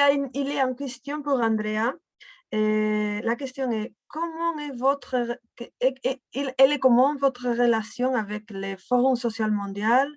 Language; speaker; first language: French; non-native, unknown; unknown